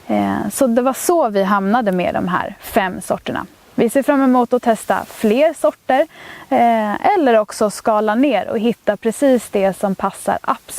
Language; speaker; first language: Swedish; native; Swedish